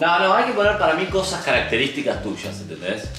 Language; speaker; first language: Spanish; native; Spanish